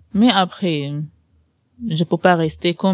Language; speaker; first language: French; non-native, learner; Arabic